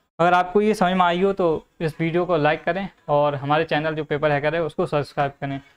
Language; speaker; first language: Hindi; native; Hindi